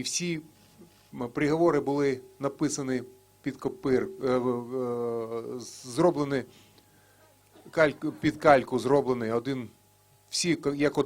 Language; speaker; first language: Ukrainian; non-native, local second language; Russian